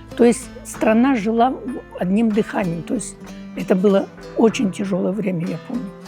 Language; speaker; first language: Russian; non-native, local second language; Uyghur